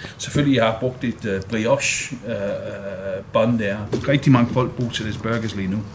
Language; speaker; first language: Danish; non-native, fluent; English